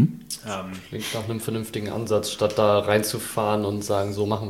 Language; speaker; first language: German; native; German